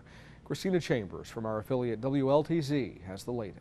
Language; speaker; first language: English; native; English